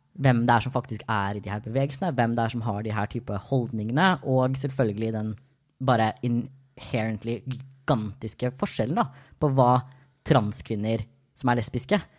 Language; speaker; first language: Norwegian; native; Norwegian